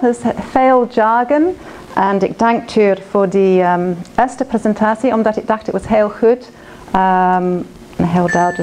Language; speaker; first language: Dutch; non-native, learner; English